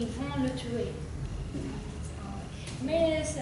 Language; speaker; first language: French; non-native, learner; Arabic